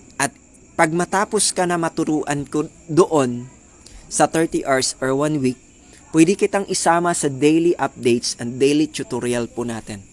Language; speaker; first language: Filipino; non-native, local second language; Cebuano